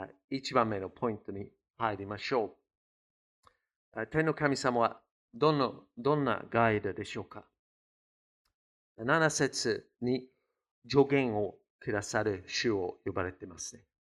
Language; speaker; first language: Japanese; non-native, fluent; English